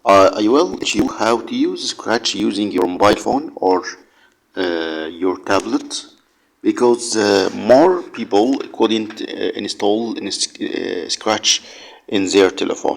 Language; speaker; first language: English; non-native, learner; Arabic